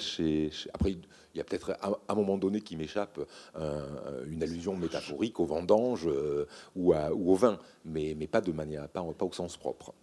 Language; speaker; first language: French; native; French